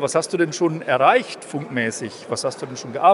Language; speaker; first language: German; native; German